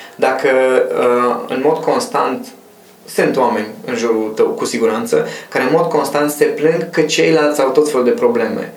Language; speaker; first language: Romanian; non-native, local second language; Hungarian